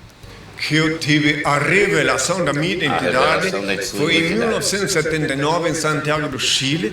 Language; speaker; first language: Portuguese; native; Portuguese